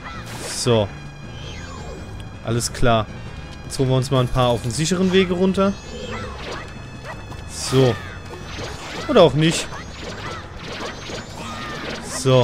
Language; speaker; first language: German; native; German